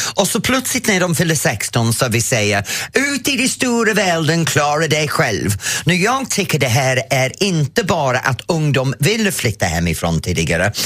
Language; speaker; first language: Swedish; non-native, fluent; English